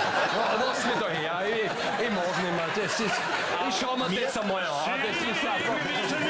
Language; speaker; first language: German; native; German